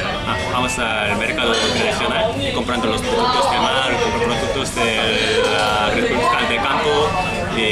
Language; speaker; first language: Spanish; non-native, learner; Korean